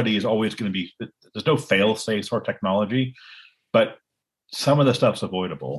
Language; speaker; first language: English; native; English